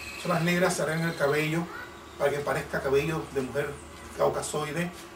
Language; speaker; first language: Spanish; native; Spanish